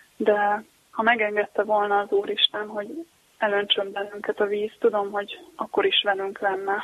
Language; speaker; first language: Hungarian; native; Hungarian